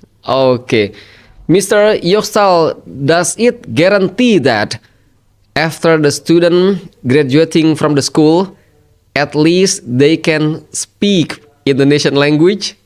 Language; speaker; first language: English; non-native, fluent; Indonesian